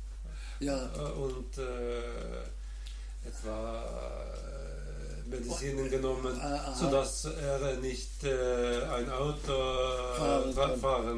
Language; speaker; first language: German; non-native, learner; Norwegian